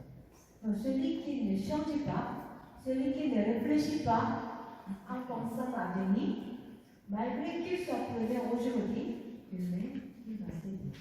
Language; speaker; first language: French; non-native, learner; Korean